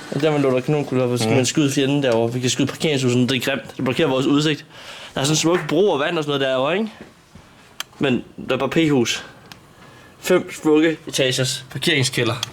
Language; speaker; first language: Danish; native; Danish